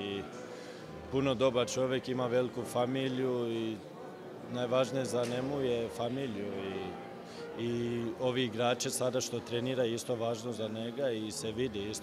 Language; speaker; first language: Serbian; early bilingual, heritage; Serbian